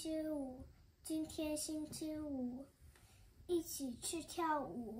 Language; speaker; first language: Chinese; early bilingual, heritage; Chinese